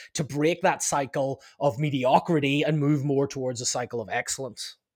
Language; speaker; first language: English; native; English